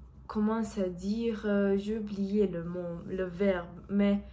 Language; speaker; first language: French; non-native, learner; Portuguese